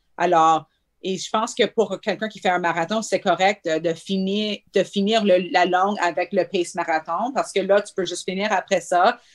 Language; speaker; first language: French; native; French